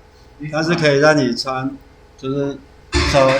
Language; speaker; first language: Chinese; native; Chinese